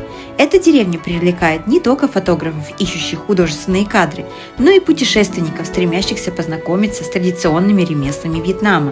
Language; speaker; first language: Russian; native; Russian